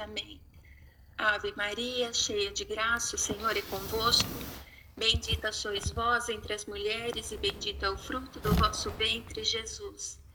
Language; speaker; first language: Portuguese; native; Portuguese